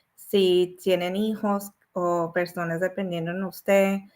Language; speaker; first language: Spanish; early bilingual, heritage; Spanish